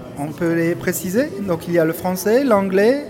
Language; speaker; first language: French; native; French